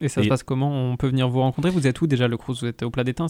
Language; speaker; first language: French; native; French